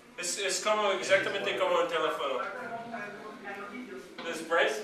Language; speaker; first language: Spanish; non-native, learner; English